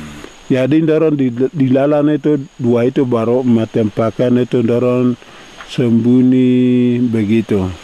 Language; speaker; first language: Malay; non-native, local second language; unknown